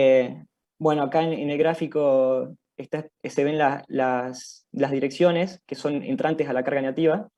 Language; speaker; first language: Spanish; native; Spanish